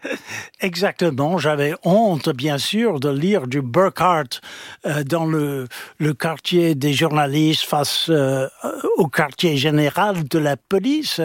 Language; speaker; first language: French; non-native, fluent; English